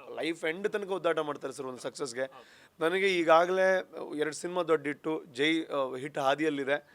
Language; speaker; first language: Kannada; non-native, local second language; Tulu